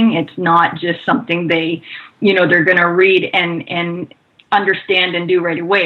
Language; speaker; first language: English; native; English